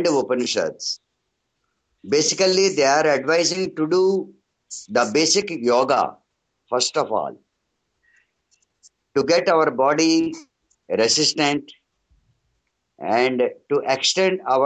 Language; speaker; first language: English; non-native, local second language; Telugu